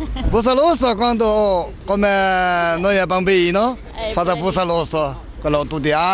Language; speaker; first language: Italian; non-native, learner; Chinese